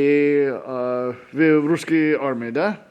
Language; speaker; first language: Russian; non-native, learner; English